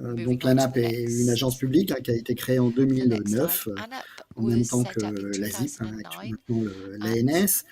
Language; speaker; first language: French; native; French